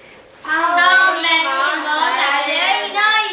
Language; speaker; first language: English; non-native, learner; Korean